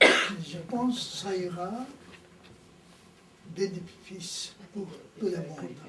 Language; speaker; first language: French; non-native, learner; Tibetan